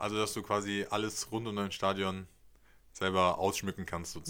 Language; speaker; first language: German; native; German